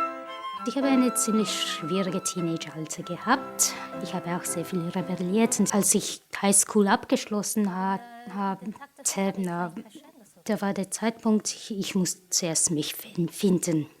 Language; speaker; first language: German; non-native, fluent; Japanese